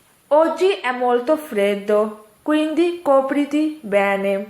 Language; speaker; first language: Italian; non-native, fluent; Urdu